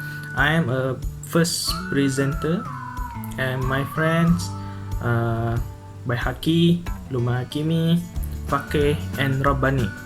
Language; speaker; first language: English; non-native, learner; Malay